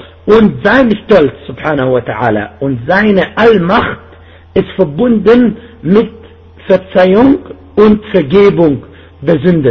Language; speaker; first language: German; non-native, fluent; Arabic